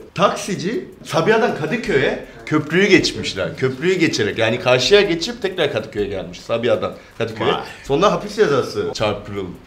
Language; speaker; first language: Turkish; non-native, fluent; Korean